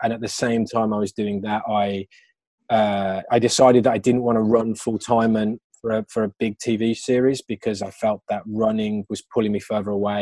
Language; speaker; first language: English; native; English